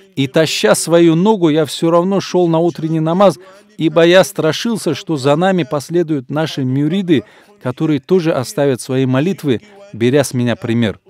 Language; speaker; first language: Russian; non-native, local second language; Avaric